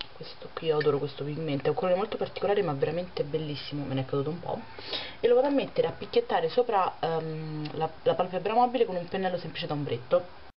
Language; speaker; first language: Italian; native; Italian